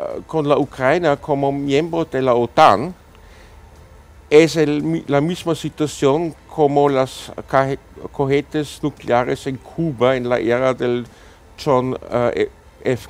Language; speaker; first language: Spanish; non-native, fluent; German